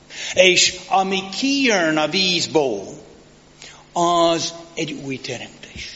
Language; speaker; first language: Hungarian; non-native, fluent; English